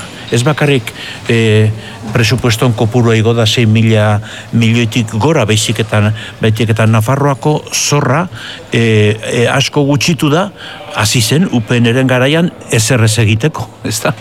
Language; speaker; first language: Basque; native; Basque